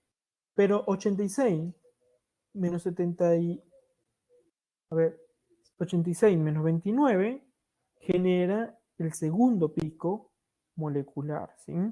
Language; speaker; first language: Spanish; native; Spanish